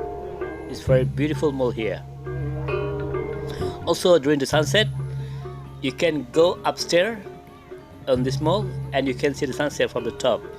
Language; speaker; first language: English; non-native, local second language; Indonesian